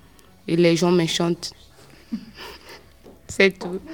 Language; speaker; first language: French; non-native, learner; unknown